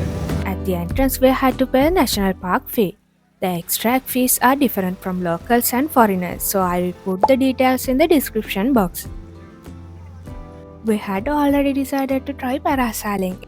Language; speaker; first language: English; non-native, fluent; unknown